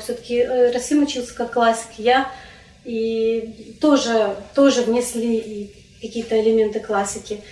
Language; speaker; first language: Russian; non-native, local second language; Crimean Tatar